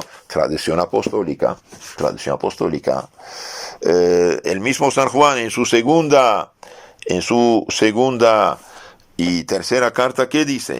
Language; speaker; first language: Spanish; non-native, fluent; French